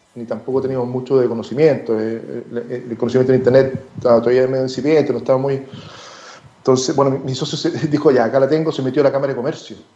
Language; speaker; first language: Spanish; native; Spanish